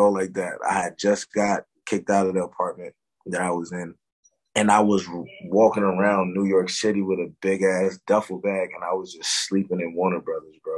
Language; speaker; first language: English; native; English